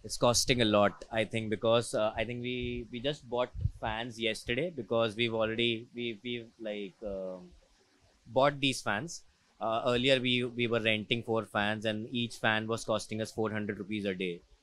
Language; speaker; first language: English; non-native, local second language; Hindi